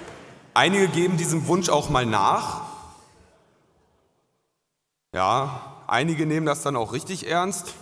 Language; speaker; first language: German; native; German